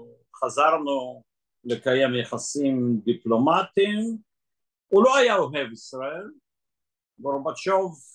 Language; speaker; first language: Hebrew; non-native, fluent; Russian